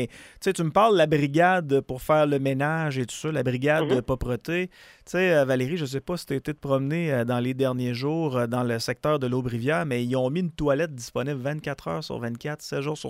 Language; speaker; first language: French; native; French